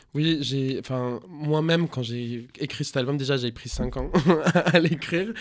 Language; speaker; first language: French; non-native, fluent; Spanish